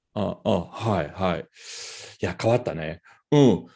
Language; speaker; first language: Japanese; native; Japanese